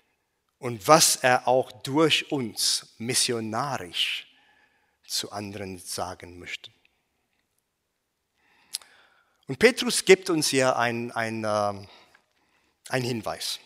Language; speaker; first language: German; non-native, fluent; English